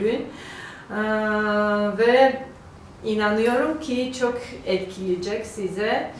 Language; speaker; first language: Turkish; non-native, learner; Georgian